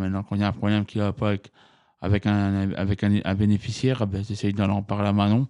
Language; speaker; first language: French; native; French